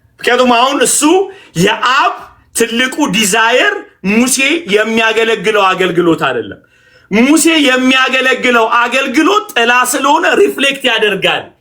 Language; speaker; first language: Amharic; native; Amharic